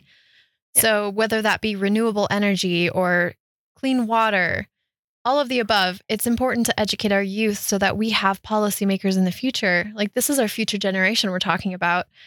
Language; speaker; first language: English; native; English